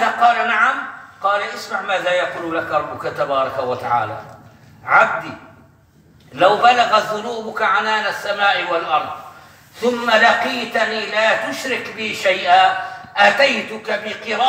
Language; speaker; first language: Arabic; native; Arabic